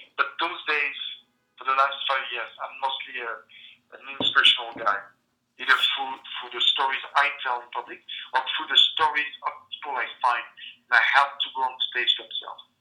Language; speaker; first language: English; non-native, fluent; French